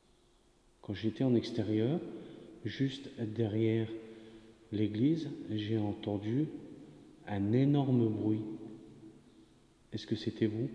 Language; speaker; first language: French; native; French